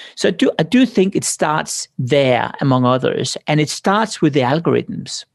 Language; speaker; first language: English; non-native, fluent; Danish